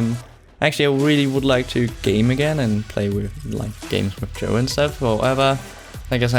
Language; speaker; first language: English; non-native, fluent; German